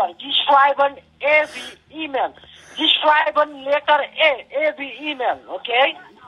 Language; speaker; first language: German; non-native, learner; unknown